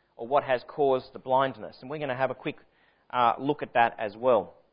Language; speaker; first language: English; native; English